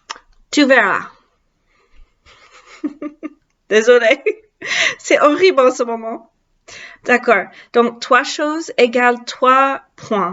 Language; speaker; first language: French; non-native, learner; English